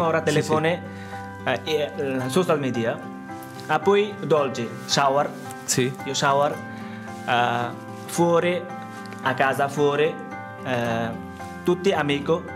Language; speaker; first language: Italian; non-native, learner; Bangla